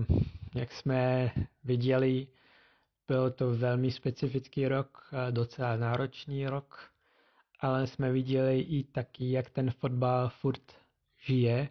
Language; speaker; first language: Czech; non-native, fluent; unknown